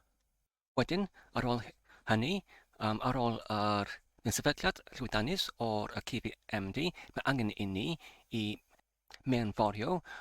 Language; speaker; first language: Welsh; non-native, learner; English